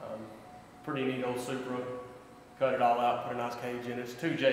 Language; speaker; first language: English; native; English